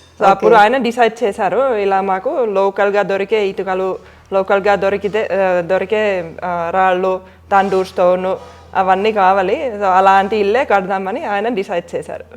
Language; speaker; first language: Telugu; non-native, fluent; Finnish